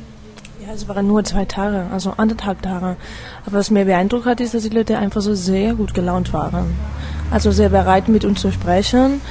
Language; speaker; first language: German; non-native, fluent; Spanish